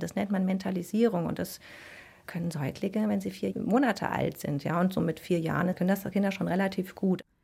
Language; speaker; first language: German; native; German